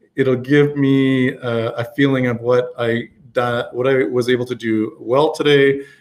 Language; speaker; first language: English; native; English